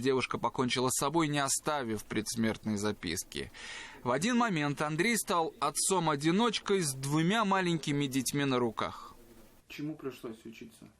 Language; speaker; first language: Russian; native; Russian